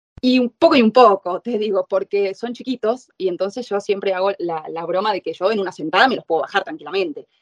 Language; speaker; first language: Spanish; native; Spanish